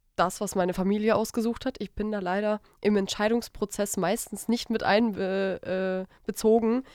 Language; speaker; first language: German; native; German